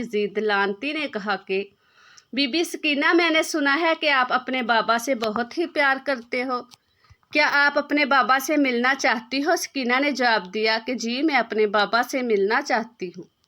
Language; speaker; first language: Urdu; native; Urdu